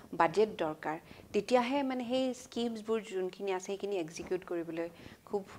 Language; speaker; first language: Assamese; native; Assamese